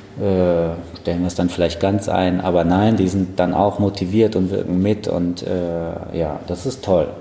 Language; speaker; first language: German; native; German